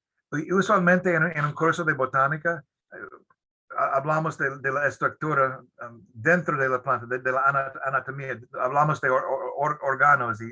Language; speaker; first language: Spanish; non-native, fluent; English